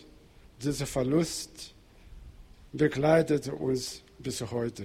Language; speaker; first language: German; non-native, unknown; Portuguese